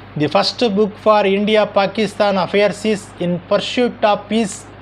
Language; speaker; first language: English; non-native, local second language; Tamil